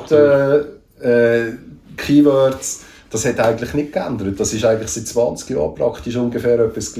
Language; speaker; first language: German; native; German